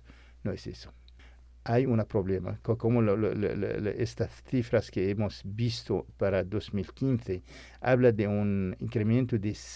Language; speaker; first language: Spanish; non-native, fluent; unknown